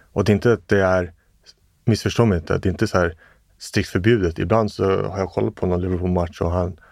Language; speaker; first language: Swedish; early bilingual, other home language; English